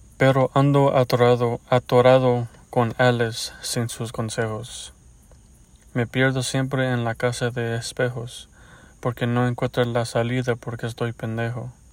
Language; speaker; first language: Spanish; early bilingual, heritage; Spanish